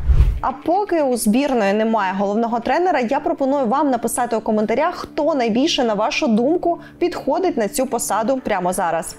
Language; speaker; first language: Ukrainian; native; Ukrainian